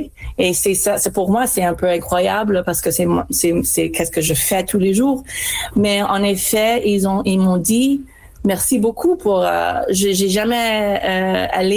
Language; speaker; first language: French; non-native, fluent; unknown